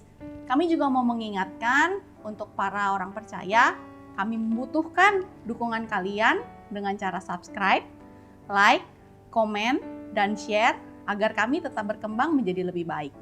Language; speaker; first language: Indonesian; native; Indonesian